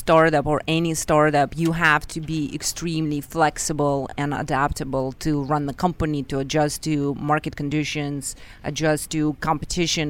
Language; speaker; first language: English; non-native, fluent; Russian